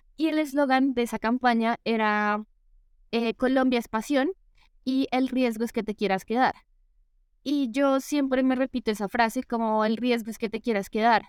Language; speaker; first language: Spanish; native; Spanish